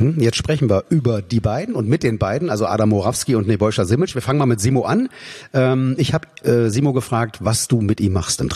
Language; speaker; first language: German; native; German